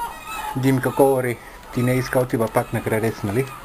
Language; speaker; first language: Bulgarian; non-native, learner; Finnish